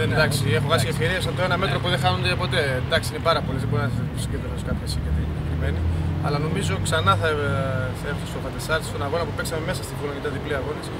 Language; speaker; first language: Greek; early bilingual, heritage; Greek